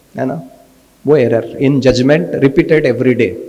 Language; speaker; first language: Hindi; non-native, local second language; Marathi